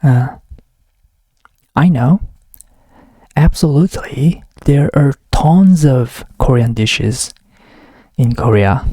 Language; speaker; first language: English; non-native, learner; Korean